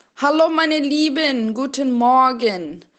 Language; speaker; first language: German; non-native, fluent; Portuguese